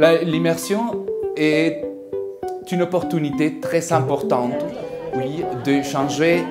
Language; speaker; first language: French; non-native, fluent; Spanish